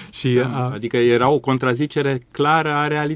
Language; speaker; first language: Romanian; native; Romanian